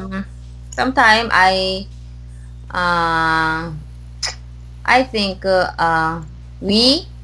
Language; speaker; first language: English; non-native, learner; Korean